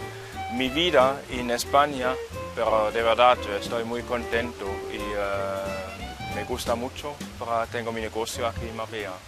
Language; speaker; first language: Spanish; non-native, fluent; German